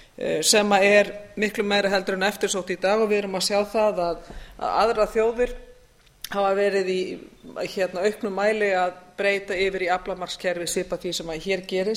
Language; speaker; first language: Icelandic; native; Icelandic